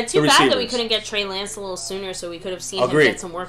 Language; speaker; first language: English; native; English